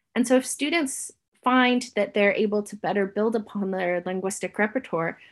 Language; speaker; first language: English; native; English